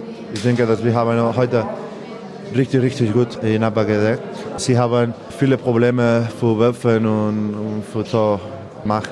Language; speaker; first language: German; non-native, learner; Spanish